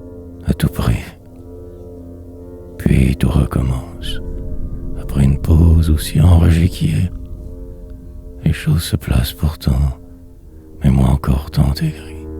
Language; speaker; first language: French; native; French